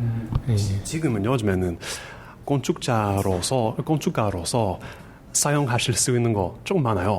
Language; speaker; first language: Korean; non-native, learner; English